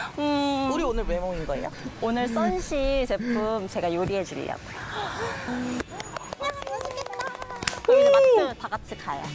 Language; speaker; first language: Korean; non-native, fluent; Mongolian